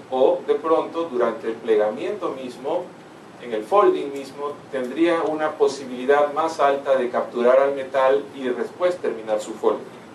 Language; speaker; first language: Spanish; native; Spanish